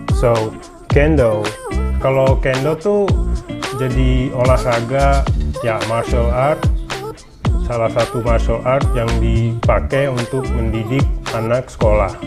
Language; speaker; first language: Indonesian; early bilingual, heritage; Dutch